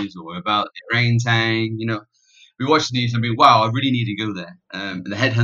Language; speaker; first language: English; native; English